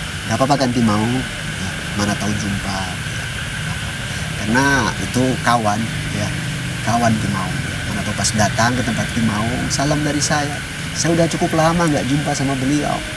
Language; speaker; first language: Indonesian; native; Indonesian